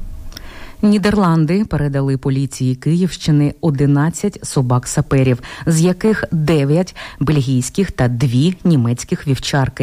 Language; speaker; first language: Ukrainian; native; Ukrainian